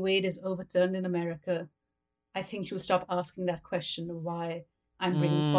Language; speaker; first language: English; non-native, local second language; Urdu